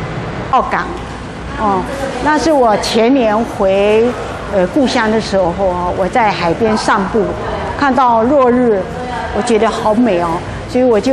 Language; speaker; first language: Chinese; native; Chinese